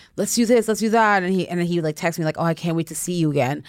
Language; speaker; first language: English; non-native, fluent; French